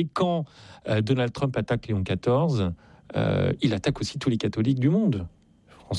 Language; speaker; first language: French; native; French